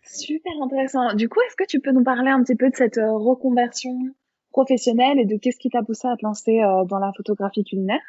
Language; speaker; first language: French; native; French